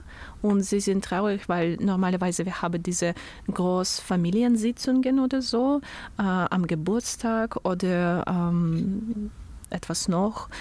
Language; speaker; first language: German; non-native, learner; Russian